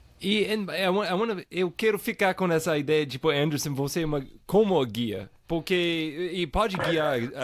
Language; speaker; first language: Portuguese; non-native, fluent; English